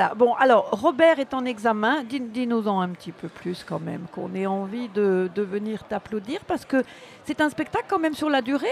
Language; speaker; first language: French; native; French